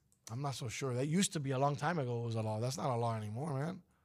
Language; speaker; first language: English; early bilingual, other home language; Spanish